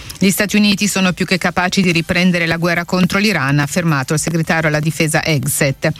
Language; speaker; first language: Italian; native; Italian